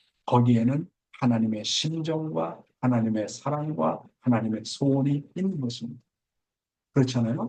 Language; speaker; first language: Korean; native; Korean